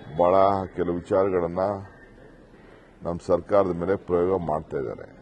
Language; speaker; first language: Kannada; native; Kannada